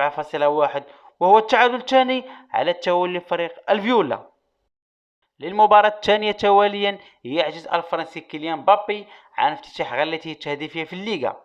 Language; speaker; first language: Arabic; native; Arabic